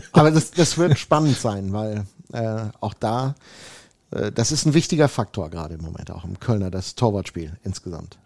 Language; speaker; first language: German; native; German